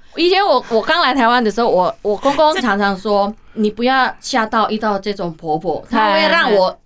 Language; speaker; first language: Chinese; non-native, fluent; Hakka Chinese